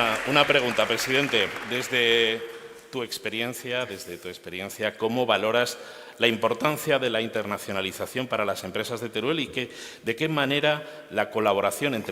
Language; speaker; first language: Spanish; native; Spanish